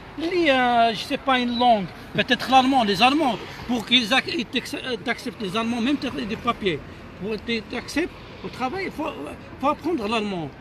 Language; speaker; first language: French; non-native, local second language; Kabyle